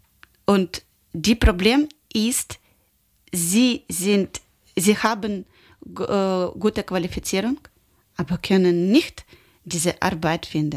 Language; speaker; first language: German; non-native, learner; Ukrainian